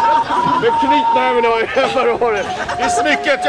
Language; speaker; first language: Swedish; native; Swedish